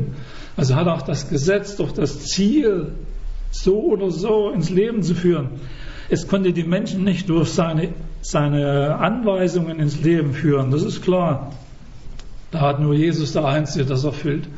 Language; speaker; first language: German; native; German